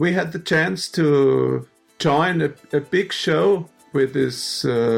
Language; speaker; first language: English; non-native, fluent; German